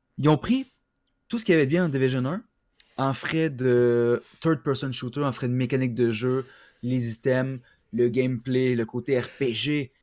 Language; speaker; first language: French; native; French